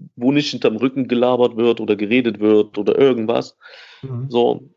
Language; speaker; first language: German; native; German